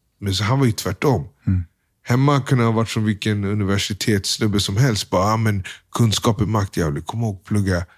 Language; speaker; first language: Swedish; early bilingual, other home language; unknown